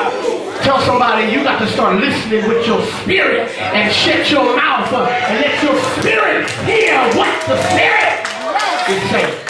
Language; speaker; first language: English; native; English